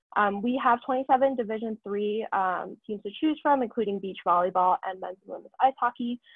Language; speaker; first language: English; native; English